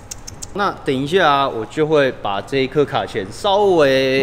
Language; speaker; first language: Chinese; native; Chinese